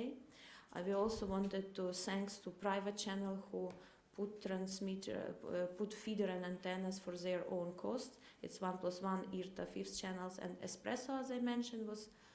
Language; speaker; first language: English; non-native, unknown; Ukrainian